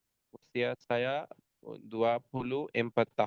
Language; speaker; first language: Indonesian; non-native, learner; Bangla